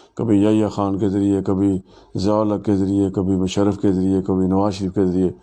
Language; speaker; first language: Urdu; non-native, local second language; Pahari-Potwari